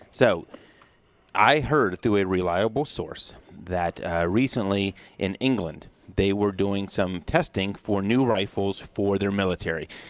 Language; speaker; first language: English; native; English